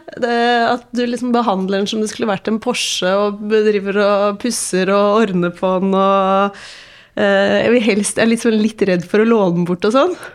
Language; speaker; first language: Norwegian; native; Norwegian